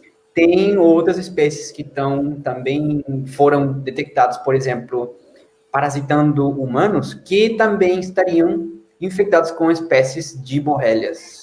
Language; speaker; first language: Portuguese; non-native, fluent; Spanish